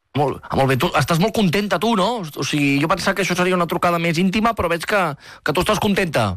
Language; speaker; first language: Catalan; native; Catalan